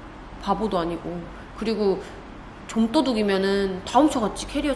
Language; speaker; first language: Korean; native; Korean